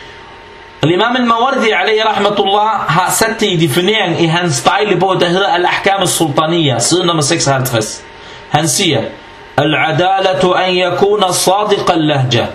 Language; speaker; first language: Danish; non-native, fluent; Arabic